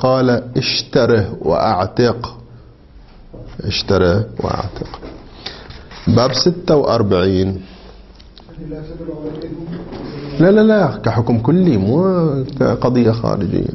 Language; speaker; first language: Arabic; native; Arabic